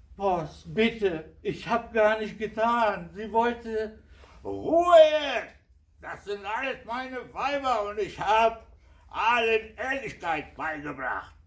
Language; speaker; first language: German; non-native, fluent; Kurdish